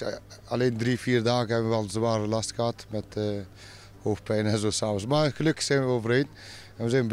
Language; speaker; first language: Dutch; non-native, fluent; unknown